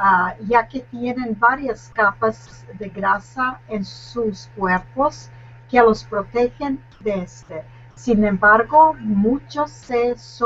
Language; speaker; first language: Spanish; non-native, learner; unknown